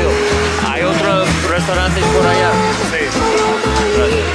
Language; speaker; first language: Spanish; non-native, learner; English